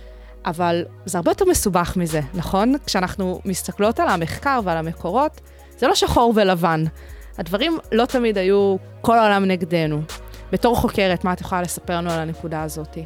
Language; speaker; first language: Hebrew; native; Hebrew